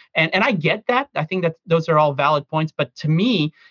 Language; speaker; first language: English; early bilingual, other home language; Russian